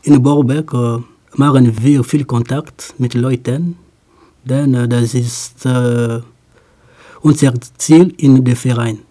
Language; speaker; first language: German; non-native, learner; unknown